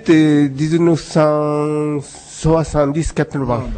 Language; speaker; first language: French; non-native, learner; Japanese